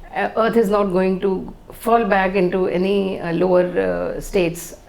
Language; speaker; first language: English; non-native, local second language; Hindi